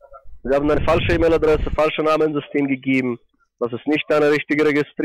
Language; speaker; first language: German; non-native, fluent; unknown